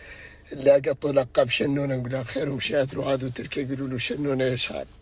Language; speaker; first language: Arabic; native; Arabic